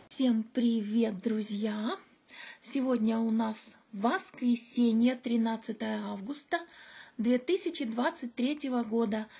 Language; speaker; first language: Russian; native; Russian